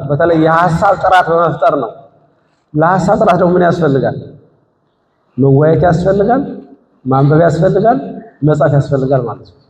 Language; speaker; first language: Amharic; native; Amharic